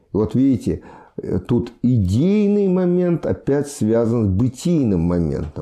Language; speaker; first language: Russian; native; Russian